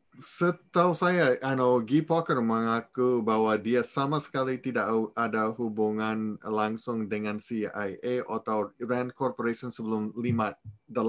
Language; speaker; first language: Indonesian; non-native, fluent; English